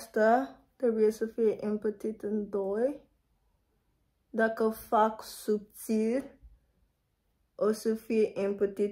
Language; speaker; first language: Romanian; non-native, fluent; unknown